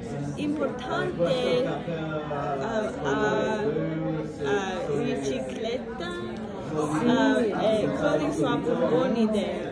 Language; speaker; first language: Italian; non-native, learner; English